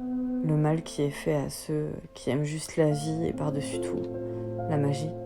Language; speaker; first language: French; native; French